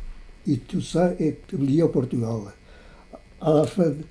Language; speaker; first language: French; non-native, fluent; Portuguese